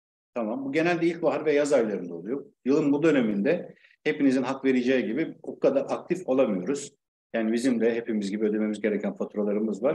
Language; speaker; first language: Turkish; native; Turkish